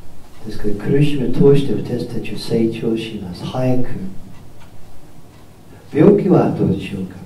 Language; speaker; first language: Japanese; non-native, fluent; English